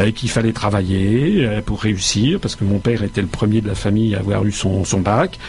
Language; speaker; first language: French; native; French